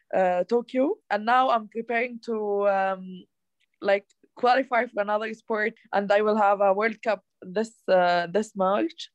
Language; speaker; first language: English; non-native, fluent; Arabic